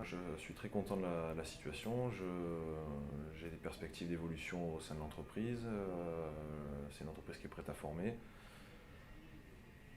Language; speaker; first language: French; native; French